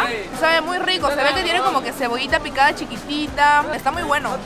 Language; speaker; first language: Spanish; native; Spanish